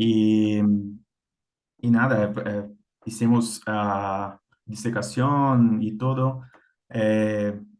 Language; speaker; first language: Spanish; non-native, fluent; Portuguese